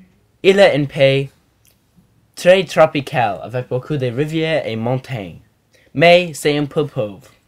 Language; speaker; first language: French; non-native, learner; English